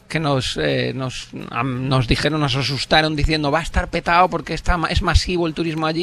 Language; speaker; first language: Spanish; native; Spanish